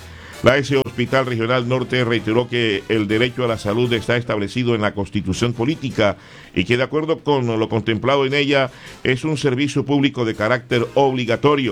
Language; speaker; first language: Spanish; native; Spanish